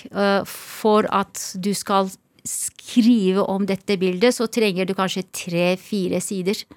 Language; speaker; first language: Norwegian; non-native, fluent; Turkish